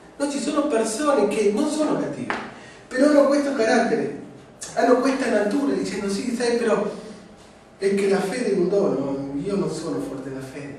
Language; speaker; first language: Italian; non-native, fluent; Spanish